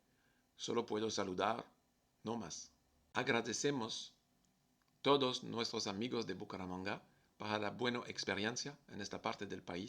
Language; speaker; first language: Spanish; non-native, fluent; French